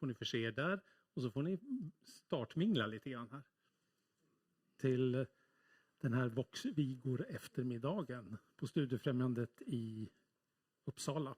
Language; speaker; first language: Swedish; native; Swedish